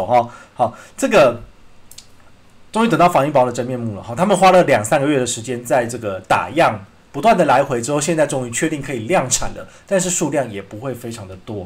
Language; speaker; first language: Chinese; native; Chinese